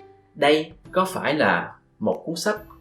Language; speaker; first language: Vietnamese; non-native, fluent; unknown